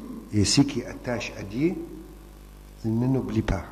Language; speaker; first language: French; non-native, fluent; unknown